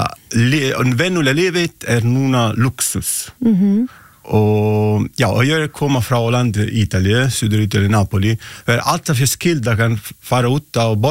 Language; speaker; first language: Icelandic; non-native, learner; Italian